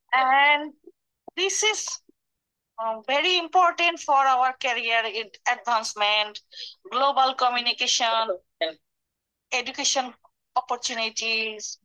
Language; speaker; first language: English; non-native, learner; Bangla